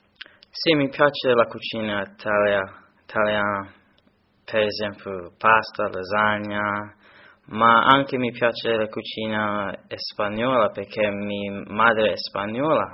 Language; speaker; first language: Italian; non-native, learner; English